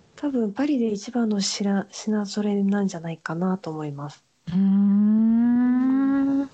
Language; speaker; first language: Japanese; native; Japanese